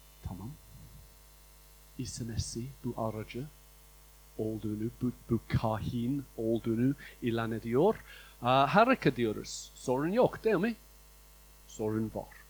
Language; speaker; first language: Turkish; non-native, fluent; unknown